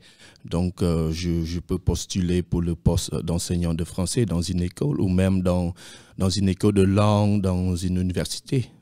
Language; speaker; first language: French; non-native, fluent; Khmer